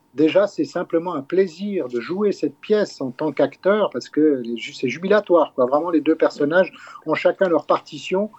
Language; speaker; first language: French; native; French